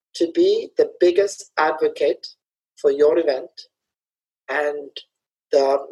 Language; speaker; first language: English; early bilingual, other home language; Somali